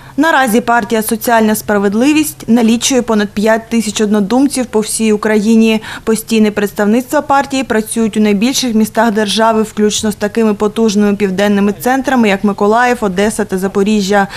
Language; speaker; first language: Ukrainian; native; Ukrainian